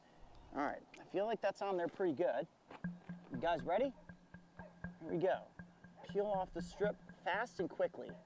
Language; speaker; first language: English; native; English